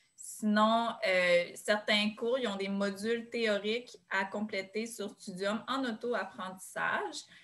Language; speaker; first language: French; native; French